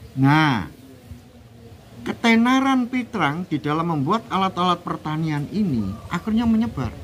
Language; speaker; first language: Indonesian; non-native, local second language; Javanese